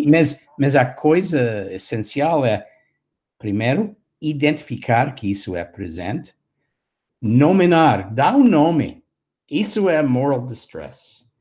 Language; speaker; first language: Portuguese; non-native, fluent; English